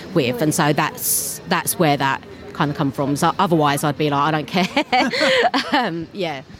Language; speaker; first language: English; native; English